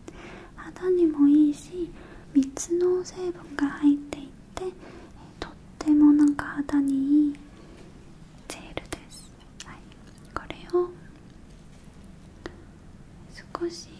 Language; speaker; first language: Japanese; non-native, learner; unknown